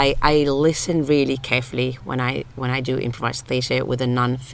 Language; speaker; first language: English; non-native, fluent; Finnish